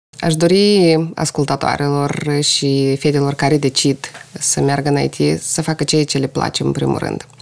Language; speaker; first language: Romanian; non-native, local second language; Russian